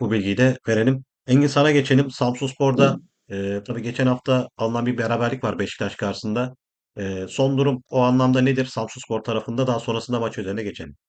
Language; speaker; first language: Turkish; native; Turkish